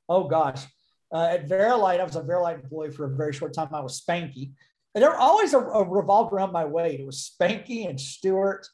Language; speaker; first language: English; native; English